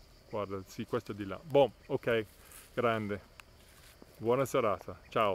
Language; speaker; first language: Italian; non-native, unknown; English